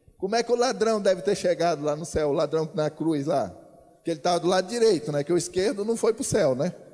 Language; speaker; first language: Portuguese; native; Portuguese